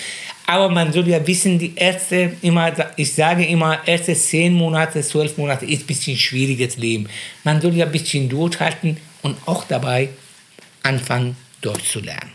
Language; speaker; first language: German; non-native, fluent; Persian